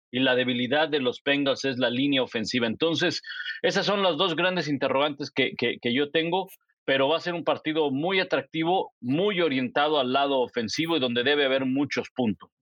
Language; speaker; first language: Spanish; native; Spanish